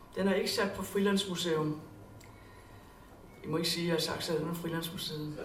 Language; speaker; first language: Danish; native; Danish